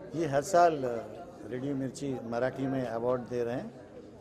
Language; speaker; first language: Hindi; non-native, local second language; Marathi